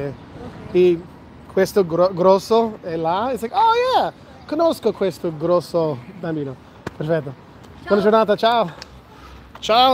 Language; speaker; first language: Italian; non-native, learner; English